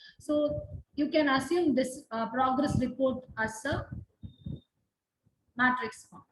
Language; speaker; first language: English; non-native, local second language; Tamil